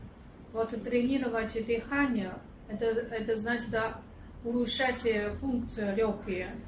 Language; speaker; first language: Russian; non-native, fluent; Chinese